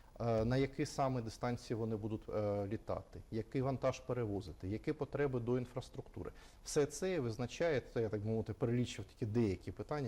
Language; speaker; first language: Ukrainian; native; Ukrainian